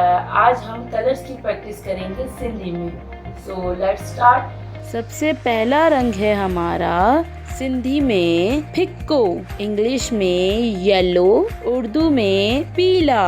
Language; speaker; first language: Hindi; non-native, local second language; Sindhi